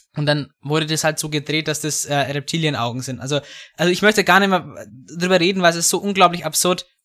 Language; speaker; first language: German; native; German